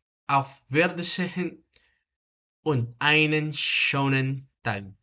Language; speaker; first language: German; non-native, learner; Filipino